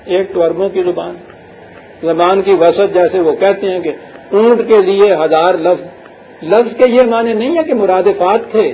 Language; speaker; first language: Urdu; native; Urdu